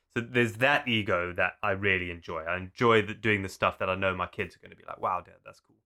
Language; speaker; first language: English; native; English